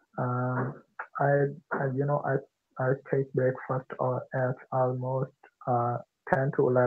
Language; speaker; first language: English; non-native, learner; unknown